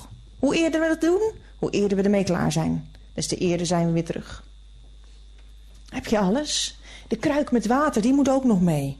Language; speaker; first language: Dutch; native; Dutch